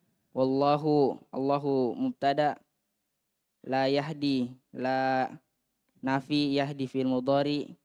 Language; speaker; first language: Arabic; non-native, learner; Indonesian